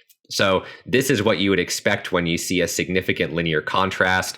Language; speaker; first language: English; native; English